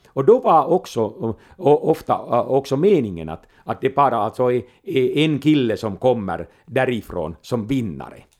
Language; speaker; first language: Swedish; non-native, local second language; Finnish